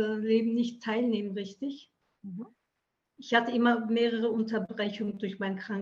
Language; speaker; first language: German; early bilingual, other home language; Turkish